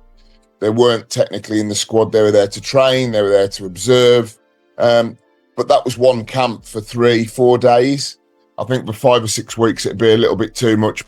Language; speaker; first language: English; native; English